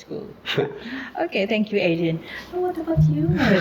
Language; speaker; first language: English; non-native, learner; Indonesian